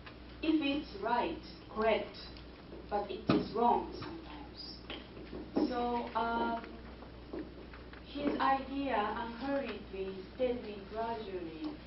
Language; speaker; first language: English; non-native, fluent; Japanese